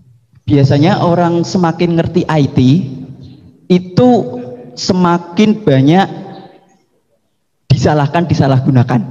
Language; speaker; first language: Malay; non-native, local second language; Javanese